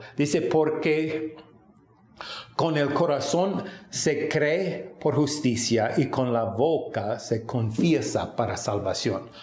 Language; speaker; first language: Spanish; non-native, fluent; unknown